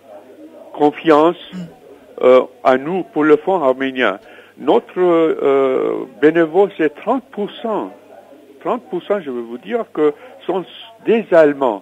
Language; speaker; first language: French; non-native, learner; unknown